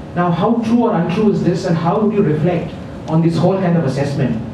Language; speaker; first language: English; non-native, fluent; Persian